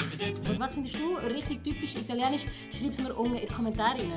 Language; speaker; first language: German; early bilingual, other home language; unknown